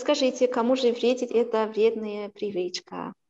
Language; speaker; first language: Russian; non-native, local second language; Kazakh